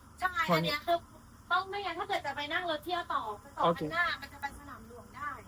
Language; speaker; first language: Thai; native; Thai